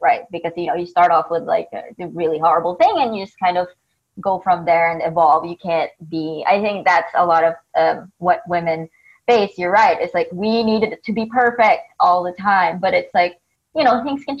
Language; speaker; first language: English; non-native, local second language; Filipino